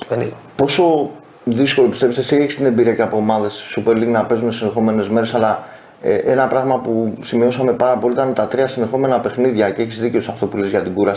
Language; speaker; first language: Greek; native; Greek